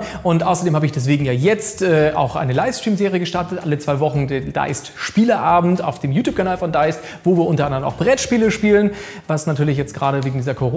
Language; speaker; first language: German; native; German